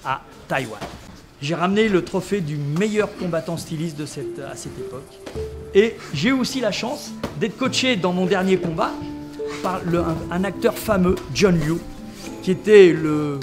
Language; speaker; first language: French; native; French